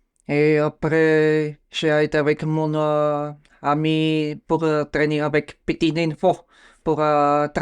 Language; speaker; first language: French; non-native, learner; Bulgarian